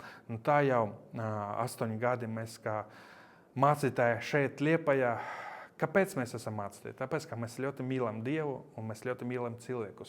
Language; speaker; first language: Latvian; non-native, local second language; Russian